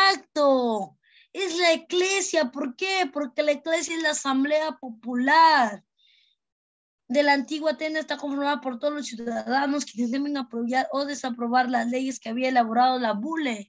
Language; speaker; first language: Spanish; native; Spanish